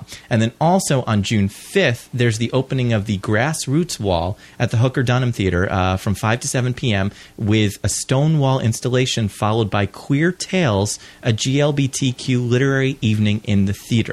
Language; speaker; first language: English; native; English